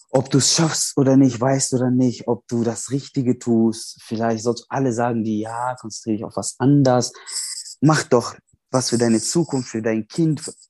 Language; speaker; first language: German; non-native, fluent; Arabic